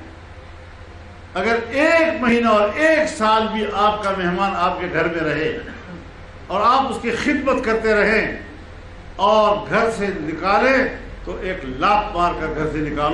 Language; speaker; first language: Urdu; non-native, local second language; Pashto